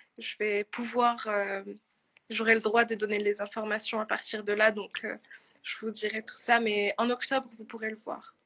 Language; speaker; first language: French; non-native, local second language; Arabic